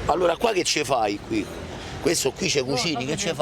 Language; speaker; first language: Italian; native; Italian